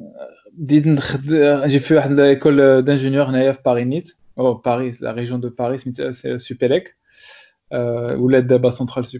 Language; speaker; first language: Arabic; native; Arabic